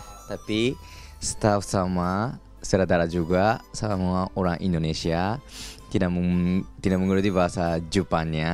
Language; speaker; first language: Indonesian; non-native, fluent; Japanese